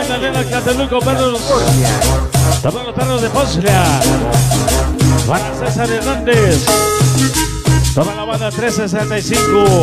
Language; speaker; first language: Spanish; native; Spanish